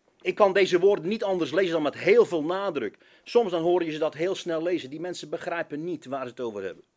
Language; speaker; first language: Dutch; native; Dutch